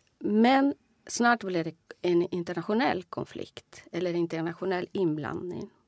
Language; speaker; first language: Swedish; non-native, fluent; Spanish